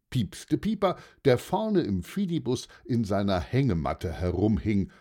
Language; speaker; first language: German; native; German